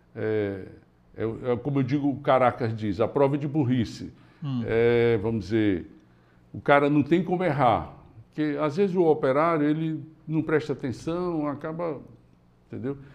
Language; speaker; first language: Portuguese; native; Portuguese